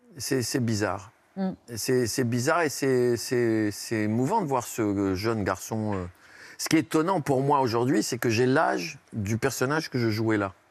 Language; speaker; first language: French; early bilingual, heritage; French